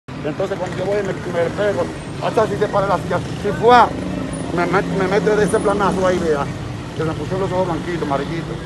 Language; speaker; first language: Spanish; native; Spanish